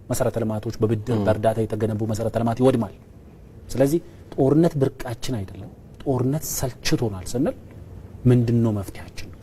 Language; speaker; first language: Amharic; non-native, local second language; Oromo